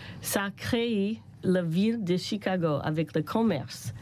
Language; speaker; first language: French; non-native, learner; English